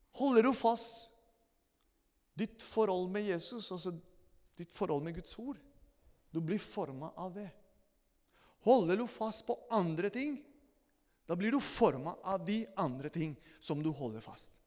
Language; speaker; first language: Norwegian; non-native, fluent; Spanish